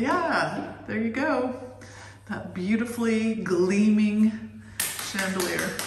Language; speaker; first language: English; native; English